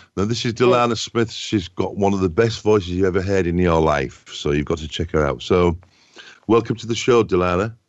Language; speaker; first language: English; native; English